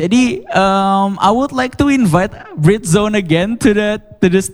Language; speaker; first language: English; non-native, fluent; Indonesian